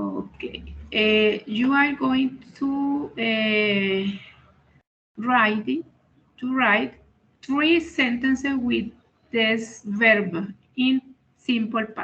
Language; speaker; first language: English; non-native, learner; Spanish